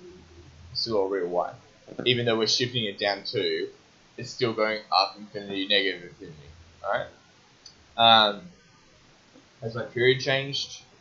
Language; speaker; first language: English; native; English